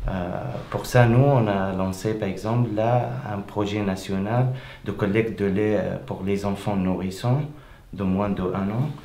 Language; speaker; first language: French; non-native, fluent; Arabic